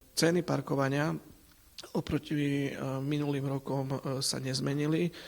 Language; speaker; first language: Slovak; native; Slovak